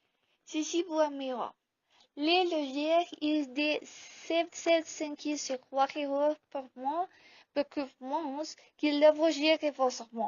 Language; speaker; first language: French; non-native, learner; Spanish